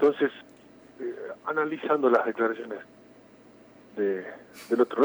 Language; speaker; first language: Spanish; native; Spanish